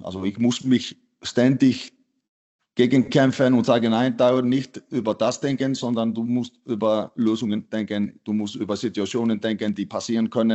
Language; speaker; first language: German; non-native, fluent; Icelandic